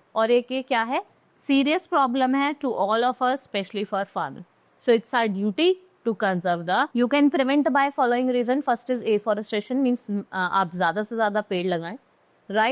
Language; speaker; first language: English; non-native, local second language; Hindi